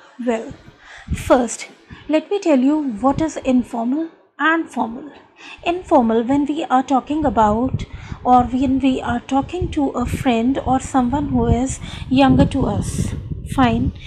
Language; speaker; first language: English; non-native, local second language; Hindi